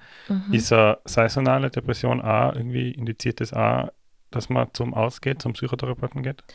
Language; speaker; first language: German; native; German